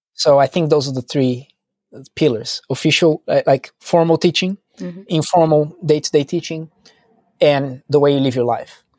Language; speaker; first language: English; non-native, fluent; Portuguese